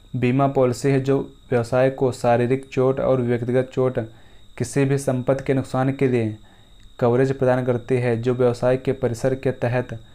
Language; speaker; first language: Hindi; native; Hindi